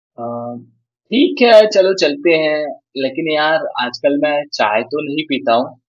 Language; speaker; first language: Hindi; native; Hindi